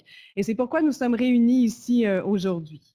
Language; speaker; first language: French; native; French